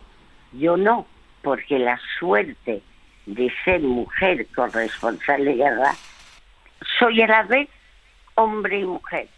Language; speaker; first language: Spanish; early bilingual, other home language; French